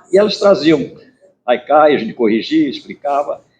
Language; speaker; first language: Portuguese; native; Portuguese